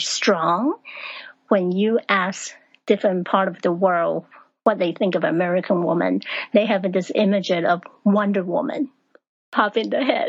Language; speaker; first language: English; non-native, fluent; Chinese